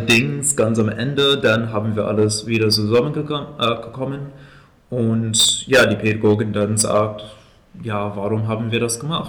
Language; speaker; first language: German; non-native, fluent; English